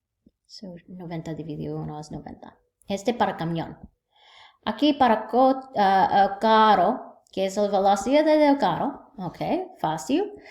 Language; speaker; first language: Spanish; non-native, learner; English